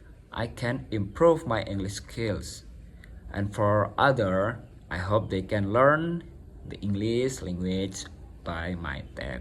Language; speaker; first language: English; non-native, learner; Indonesian